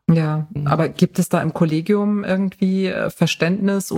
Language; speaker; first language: German; native; German